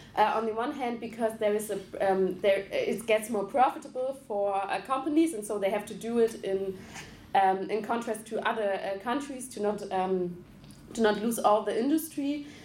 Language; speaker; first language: English; non-native, fluent; German